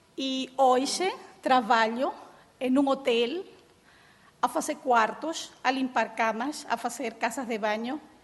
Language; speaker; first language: Portuguese; early bilingual, heritage; Portuguese